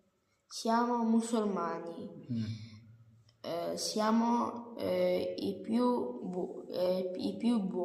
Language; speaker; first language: Italian; early bilingual, other home language; Bangla